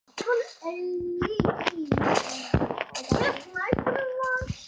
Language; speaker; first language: Turkish; early bilingual, heritage; Turkish